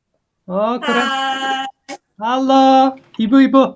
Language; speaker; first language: Indonesian; non-native, learner; Turkish